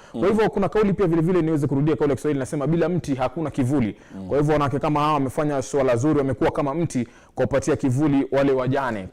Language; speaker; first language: Swahili; native; Swahili